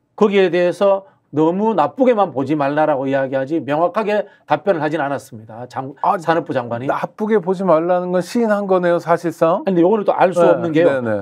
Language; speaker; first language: Korean; native; Korean